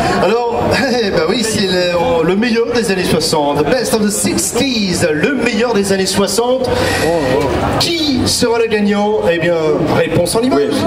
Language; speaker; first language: French; native; French